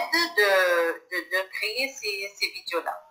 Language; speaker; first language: French; non-native, local second language; Arabic